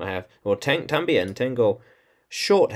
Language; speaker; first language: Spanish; non-native, learner; English